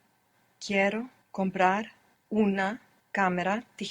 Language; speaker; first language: Spanish; non-native, learner; English